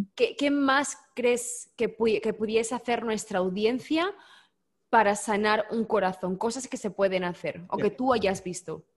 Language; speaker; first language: Spanish; native; Spanish